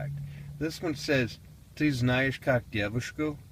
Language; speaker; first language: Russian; non-native, learner; English